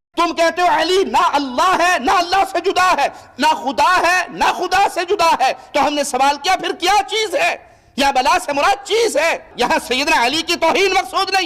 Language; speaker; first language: Urdu; non-native, local second language; Punjabi